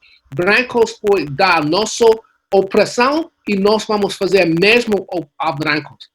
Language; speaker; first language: Portuguese; non-native, learner; English